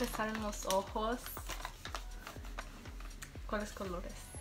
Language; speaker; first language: Spanish; early bilingual, heritage; Spanish